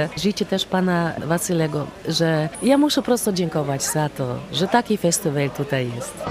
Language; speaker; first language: Polish; non-native, learner; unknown